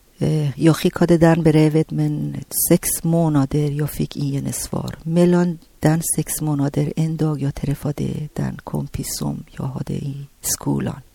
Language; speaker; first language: Swedish; non-native, learner; Persian